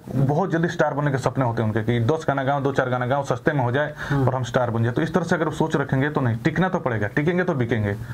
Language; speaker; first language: Hindi; native; Hindi